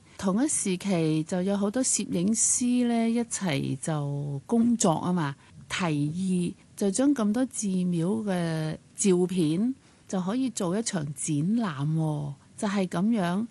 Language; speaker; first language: Chinese; non-native, local second language; Cantonese